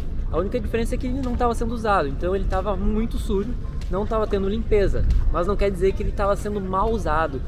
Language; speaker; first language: Portuguese; native; Portuguese